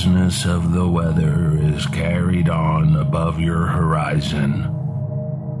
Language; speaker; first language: English; native; English